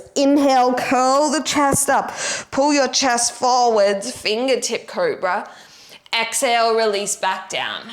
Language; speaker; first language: English; native; English